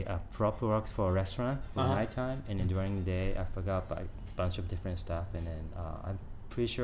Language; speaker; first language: English; non-native, learner; Japanese